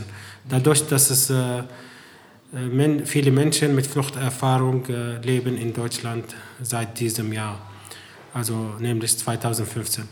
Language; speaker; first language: German; non-native, fluent; Arabic